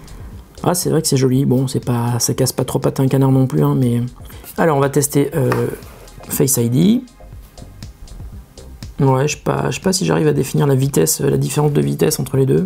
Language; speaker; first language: French; native; French